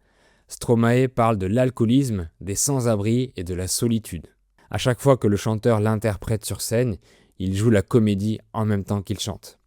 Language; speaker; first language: French; native; French